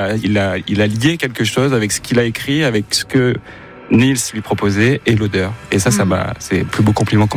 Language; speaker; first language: French; native; French